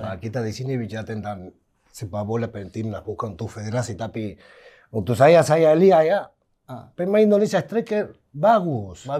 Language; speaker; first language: Indonesian; non-native, fluent; Spanish